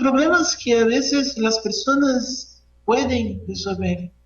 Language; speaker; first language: Spanish; non-native, learner; Portuguese